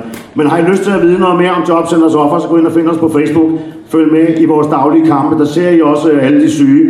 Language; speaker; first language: Danish; native; Danish